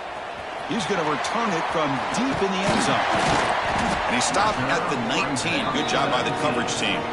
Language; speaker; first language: English; native; English